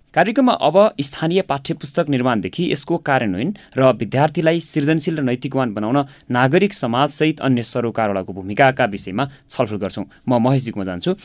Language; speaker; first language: Nepali; native; Nepali